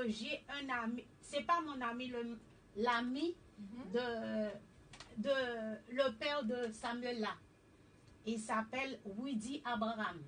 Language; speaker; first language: French; native; French